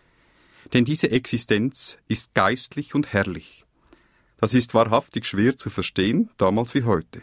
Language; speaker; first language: German; native; German